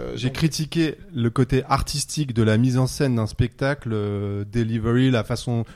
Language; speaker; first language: French; native; French